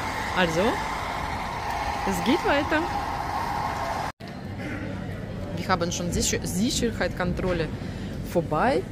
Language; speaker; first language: German; non-native, learner; Russian